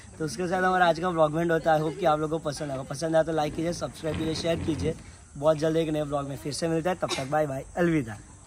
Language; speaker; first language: Hindi; non-native, local second language; Gujarati